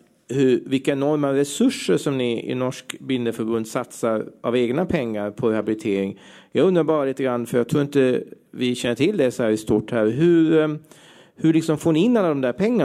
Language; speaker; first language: Swedish; native; Swedish